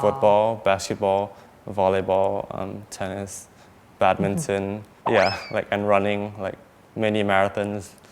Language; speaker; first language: English; early bilingual, other home language; Thai